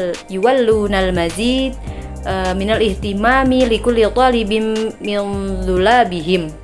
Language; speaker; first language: Arabic; non-native, learner; Indonesian